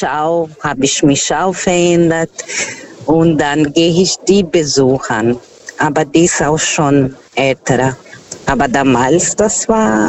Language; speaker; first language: German; non-native, fluent; Portuguese